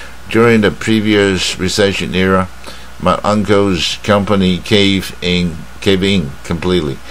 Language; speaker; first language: English; non-native, fluent; Chinese